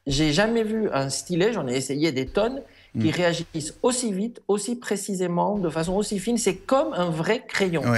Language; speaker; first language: French; non-native, fluent; Spanish